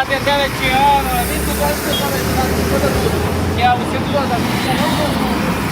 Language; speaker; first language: Portuguese; native; Portuguese